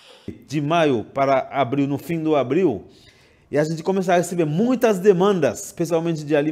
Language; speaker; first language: Portuguese; non-native, fluent; Haitian Creole